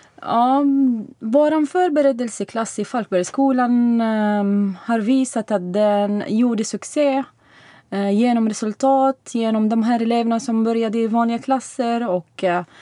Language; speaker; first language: Swedish; non-native, fluent; Arabic